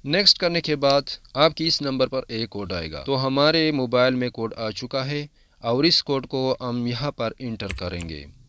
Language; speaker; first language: Urdu; non-native, local second language; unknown